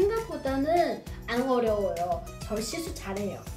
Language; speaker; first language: Korean; non-native, learner; Chinese